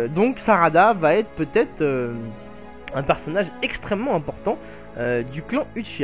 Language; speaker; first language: French; native; French